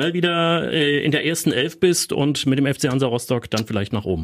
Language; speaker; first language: German; native; German